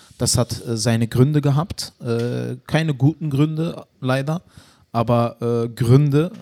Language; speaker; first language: German; early bilingual, other home language; Turkish